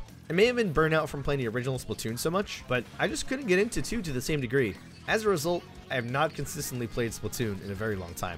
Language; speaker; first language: English; native; English